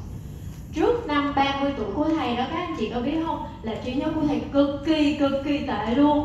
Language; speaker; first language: Vietnamese; native; Vietnamese